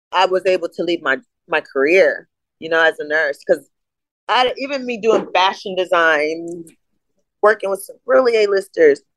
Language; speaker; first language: English; native; English